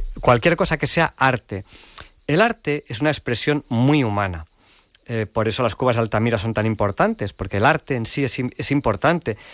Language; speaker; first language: Spanish; native; Spanish